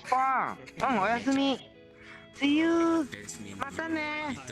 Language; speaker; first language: Japanese; native; Japanese